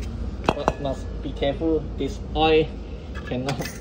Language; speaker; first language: English; non-native, local second language; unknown